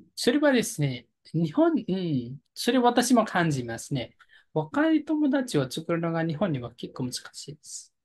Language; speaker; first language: Japanese; non-native, fluent; Nepali